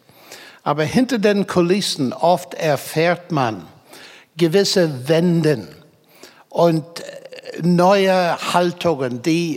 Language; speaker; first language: German; non-native, fluent; English